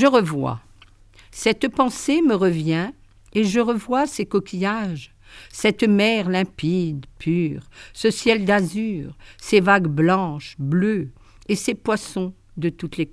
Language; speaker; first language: French; native; French